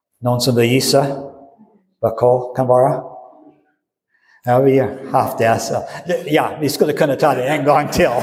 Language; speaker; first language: Swedish; non-native, fluent; English